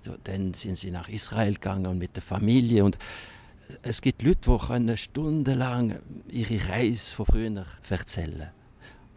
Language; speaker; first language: German; non-native, local second language; French